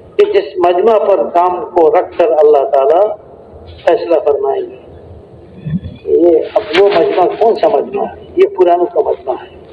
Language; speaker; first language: Urdu; non-native, local second language; Pashto